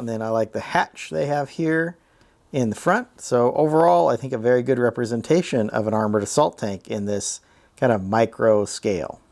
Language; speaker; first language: English; native; English